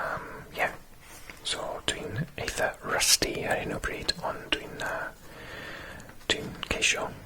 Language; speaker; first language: Welsh; non-native, local second language; English